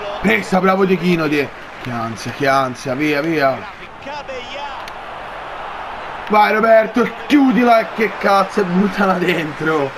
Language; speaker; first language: Italian; native; Italian